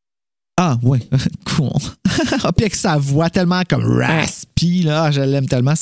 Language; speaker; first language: French; native; French